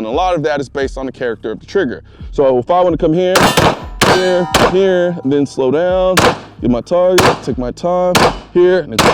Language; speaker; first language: English; native; English